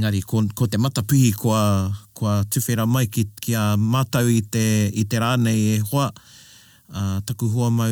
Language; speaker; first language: English; native; English